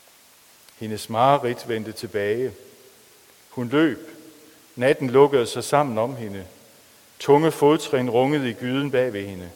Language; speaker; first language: Danish; native; Danish